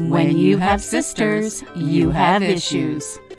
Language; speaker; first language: English; native; English